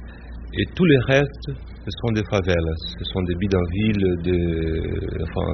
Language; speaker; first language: French; non-native, fluent; Portuguese